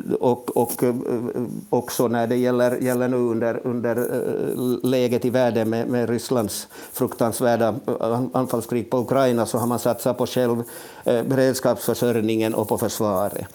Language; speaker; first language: Swedish; native; Swedish